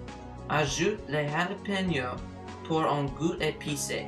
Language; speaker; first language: French; non-native, learner; English